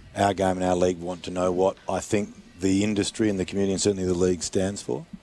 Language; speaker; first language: English; native; English